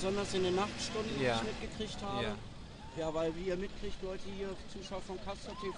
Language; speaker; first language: German; native; German